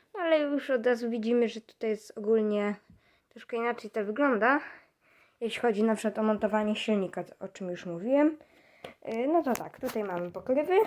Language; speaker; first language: Polish; native; Polish